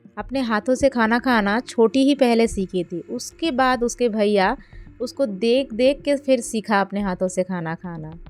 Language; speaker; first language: Hindi; non-native, local second language; Bangla